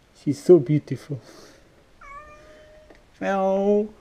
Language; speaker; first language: English; non-native, learner; Portuguese